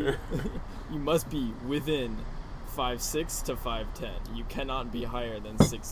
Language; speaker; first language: English; native; English